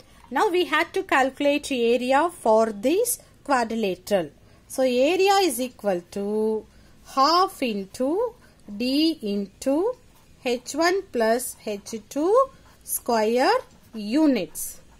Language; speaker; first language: English; non-native, local second language; Tamil